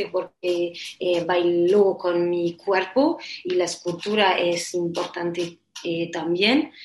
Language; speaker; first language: Spanish; non-native, learner; French